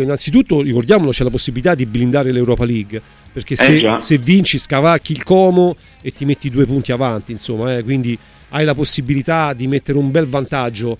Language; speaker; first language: Italian; native; Italian